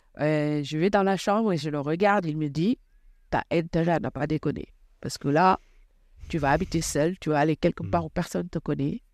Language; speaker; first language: French; non-native, local second language; Wolof